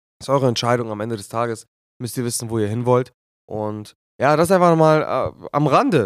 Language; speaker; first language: German; native; German